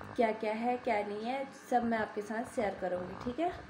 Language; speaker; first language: Hindi; native; Hindi